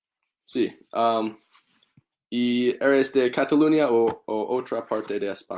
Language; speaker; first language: Spanish; non-native, learner; English